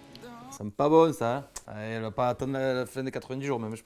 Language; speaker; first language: French; native; French